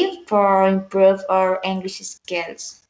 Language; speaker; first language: English; non-native, learner; Spanish